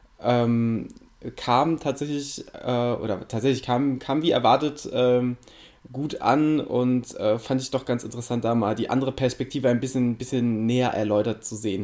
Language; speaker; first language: German; native; German